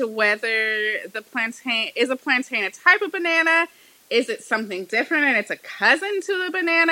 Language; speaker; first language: English; native; English